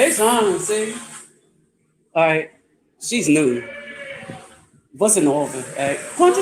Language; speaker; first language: Portuguese; non-native, learner; English